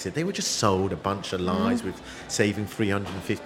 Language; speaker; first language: English; native; English